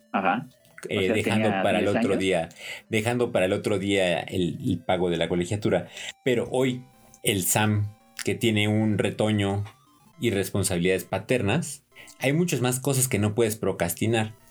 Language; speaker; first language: Spanish; native; Spanish